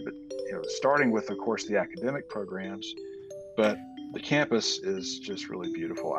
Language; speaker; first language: English; native; English